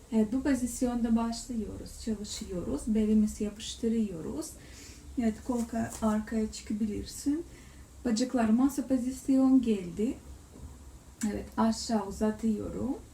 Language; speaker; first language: Turkish; non-native, learner; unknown